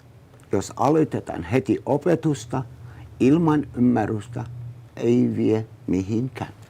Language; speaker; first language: Finnish; non-native, learner; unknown